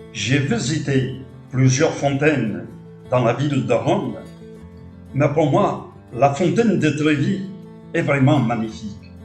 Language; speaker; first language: French; non-native, fluent; Portuguese